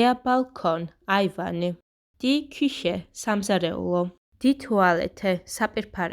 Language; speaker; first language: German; non-native, fluent; Georgian